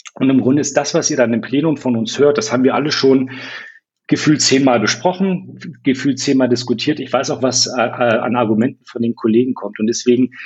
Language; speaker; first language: German; native; German